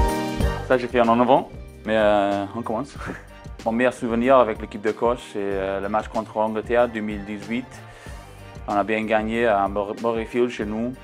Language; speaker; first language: French; non-native, learner; English